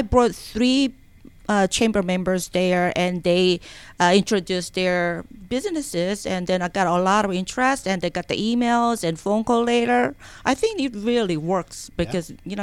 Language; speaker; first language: English; non-native, learner; Korean